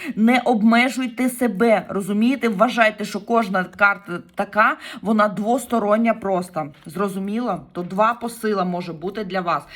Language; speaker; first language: Ukrainian; non-native, local second language; Russian